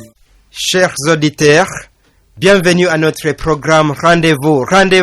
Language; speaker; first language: French; non-native, fluent; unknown